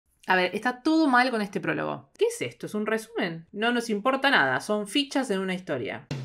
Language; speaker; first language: Spanish; native; Spanish